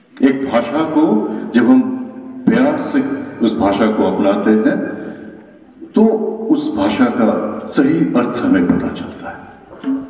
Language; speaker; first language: Hindi; non-native, local second language; Bangla